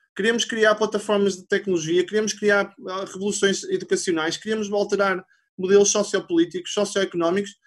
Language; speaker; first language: Portuguese; native; Portuguese